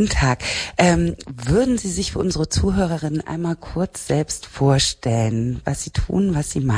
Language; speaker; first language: German; native; German